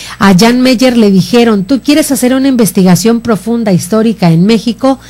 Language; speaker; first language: Spanish; native; Spanish